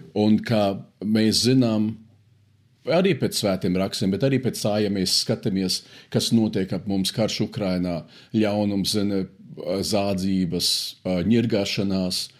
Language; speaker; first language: Latvian; early bilingual, heritage; Latvian